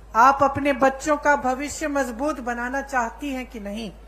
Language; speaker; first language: Hindi; native; Hindi